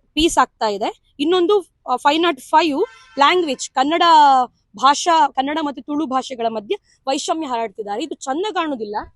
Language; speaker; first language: Kannada; non-native, local second language; Tulu